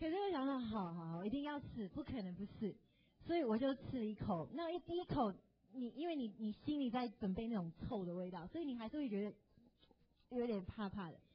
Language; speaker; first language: Chinese; non-native, fluent; English